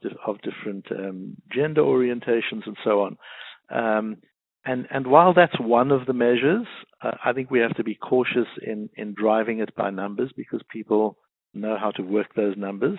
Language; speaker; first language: English; native; English